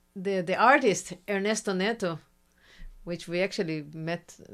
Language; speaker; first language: English; non-native, fluent; Hebrew